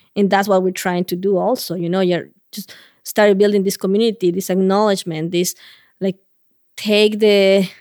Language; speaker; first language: English; non-native, fluent; Spanish